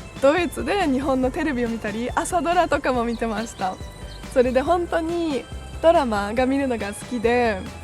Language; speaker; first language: Japanese; early bilingual, heritage; German